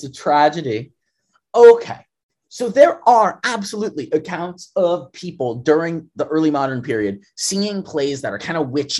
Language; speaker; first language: English; native; English